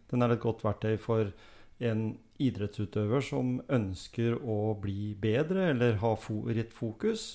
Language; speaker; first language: Norwegian; native; Norwegian